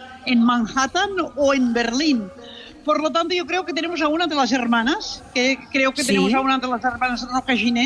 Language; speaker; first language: Spanish; non-native, local second language; Catalan